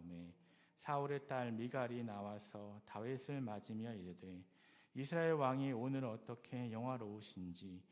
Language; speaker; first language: Korean; native; Korean